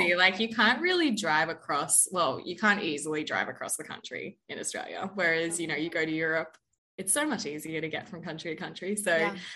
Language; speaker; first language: English; native; English